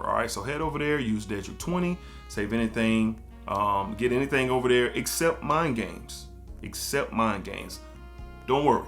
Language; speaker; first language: English; native; English